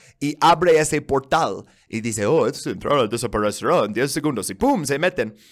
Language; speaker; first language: Spanish; non-native, fluent; English